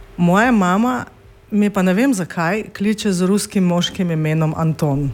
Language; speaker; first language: Slovenian; non-native, fluent; Russian